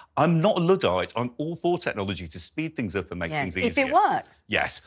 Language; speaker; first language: English; native; English